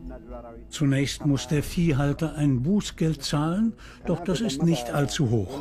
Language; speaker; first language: German; native; German